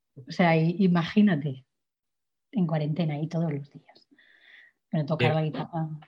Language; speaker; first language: Spanish; native; Spanish